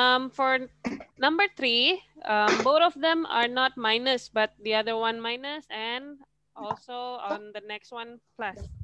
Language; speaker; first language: English; non-native, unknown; Indonesian